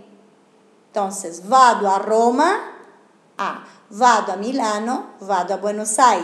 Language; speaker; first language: Spanish; non-native, fluent; Portuguese